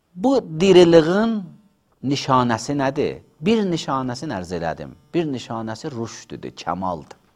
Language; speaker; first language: Azerbaijani; native; Azerbaijani